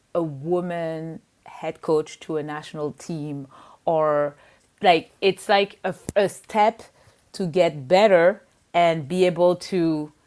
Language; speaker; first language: English; non-native, fluent; French